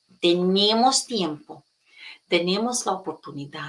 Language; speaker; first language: Spanish; non-native, fluent; English